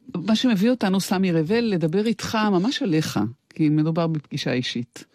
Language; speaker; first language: Hebrew; native; Hebrew